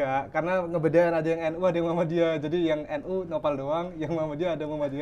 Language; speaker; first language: Indonesian; native; Indonesian